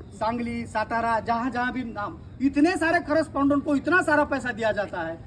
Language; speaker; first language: Hindi; non-native, local second language; Marathi